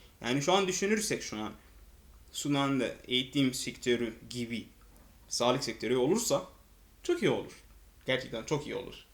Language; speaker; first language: Turkish; non-native, fluent; Arabic